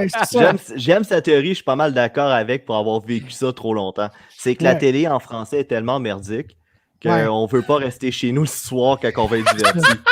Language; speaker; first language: French; native; French